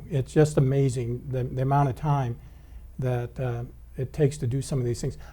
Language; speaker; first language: English; native; English